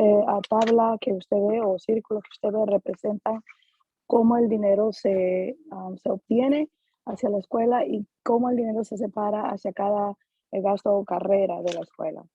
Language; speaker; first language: Spanish; native; Spanish